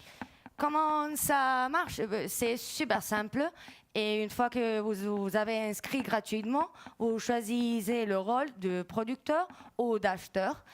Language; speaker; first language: French; non-native, fluent; Spanish